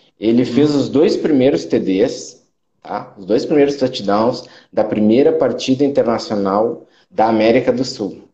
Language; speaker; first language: Portuguese; native; Portuguese